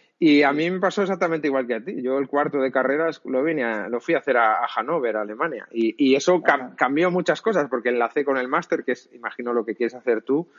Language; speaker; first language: Spanish; native; Spanish